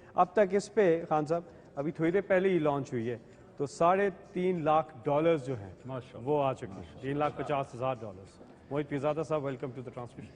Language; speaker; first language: Urdu; native; Urdu